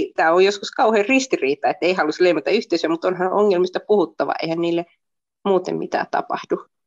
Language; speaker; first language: Finnish; early bilingual, other home language; Spanish